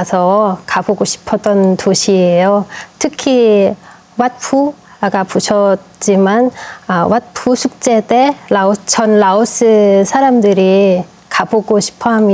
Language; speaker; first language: Korean; non-native, fluent; Lao